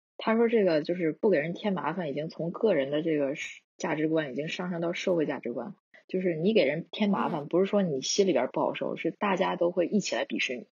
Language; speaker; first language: Chinese; non-native, local second language; Korean